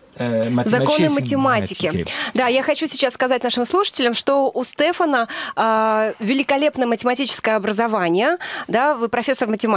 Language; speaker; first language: Russian; native; Russian